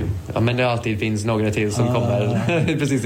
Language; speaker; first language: Swedish; non-native, fluent; English